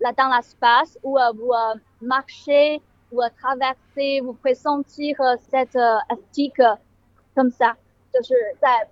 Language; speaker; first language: French; non-native, learner; Chinese